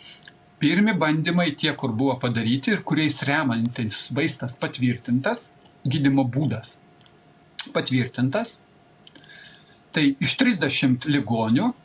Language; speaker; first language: Lithuanian; native; Lithuanian